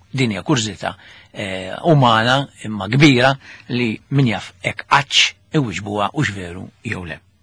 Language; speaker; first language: Maltese; native; Maltese